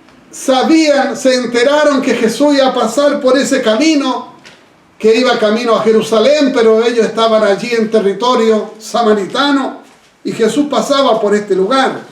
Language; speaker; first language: Spanish; native; Spanish